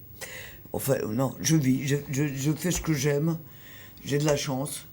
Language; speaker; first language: French; native; French